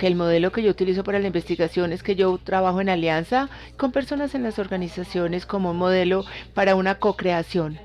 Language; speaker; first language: Spanish; non-native, fluent; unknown